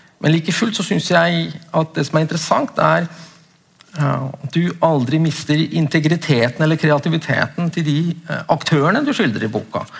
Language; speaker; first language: Norwegian; native; Norwegian